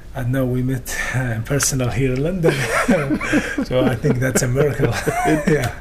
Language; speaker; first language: English; non-native, learner; Arabic